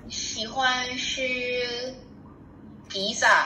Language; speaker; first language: Chinese; non-native, learner; Thai